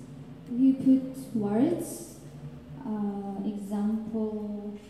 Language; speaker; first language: English; non-native, learner; Japanese